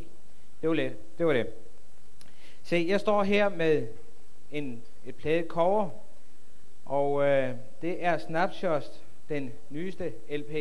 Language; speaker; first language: Danish; native; Danish